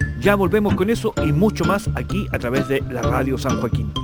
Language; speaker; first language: Spanish; native; Spanish